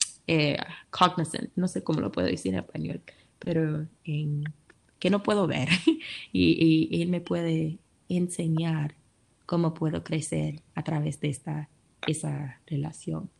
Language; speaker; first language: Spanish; early bilingual, heritage; Spanish